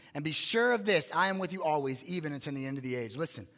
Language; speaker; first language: English; native; English